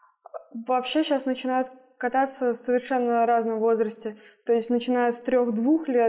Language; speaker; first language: Russian; native; Russian